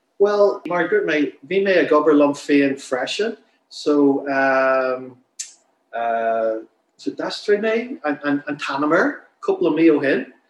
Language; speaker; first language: Irish; non-native, local second language; English